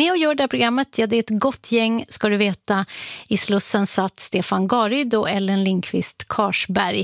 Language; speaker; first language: Swedish; native; Swedish